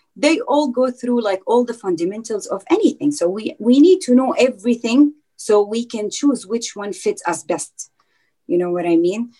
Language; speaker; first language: English; non-native, fluent; Arabic